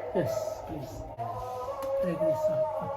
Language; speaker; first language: English; non-native, learner; Arabic